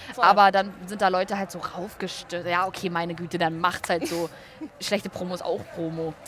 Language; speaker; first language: German; native; German